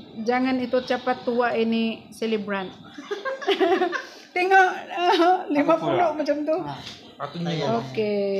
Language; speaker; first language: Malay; non-native, learner; Cebuano